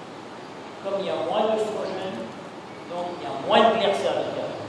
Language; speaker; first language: French; native; French